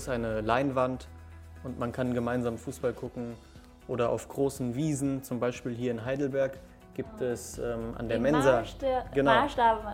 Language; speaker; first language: German; early bilingual, other home language; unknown